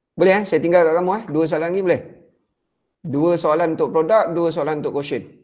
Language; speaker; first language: Malay; native; Malay